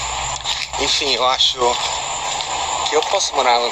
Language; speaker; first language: Portuguese; non-native, fluent; English